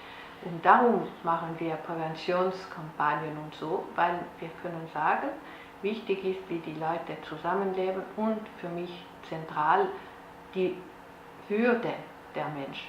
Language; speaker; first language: German; non-native, local second language; French